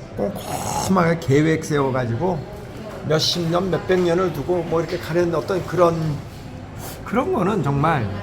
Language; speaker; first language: Korean; native; Korean